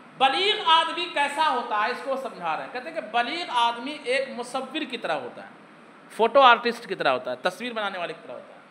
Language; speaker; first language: Urdu; native; Urdu